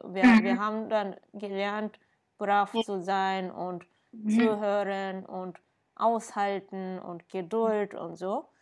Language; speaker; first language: German; non-native, fluent; Japanese